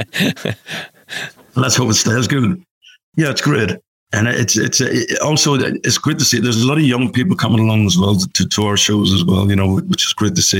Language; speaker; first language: English; native; English